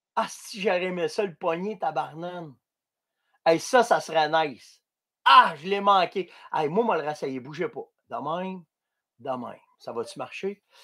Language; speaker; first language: French; native; French